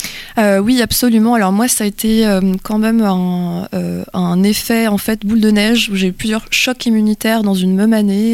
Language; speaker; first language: French; native; French